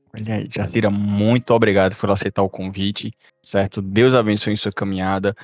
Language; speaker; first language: Portuguese; native; Portuguese